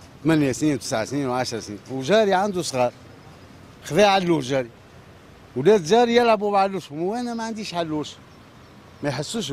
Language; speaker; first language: Arabic; native; Arabic